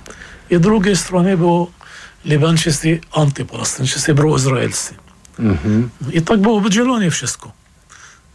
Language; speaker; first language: Polish; non-native, fluent; Arabic